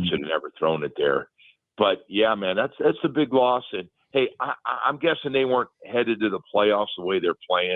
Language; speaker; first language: English; native; English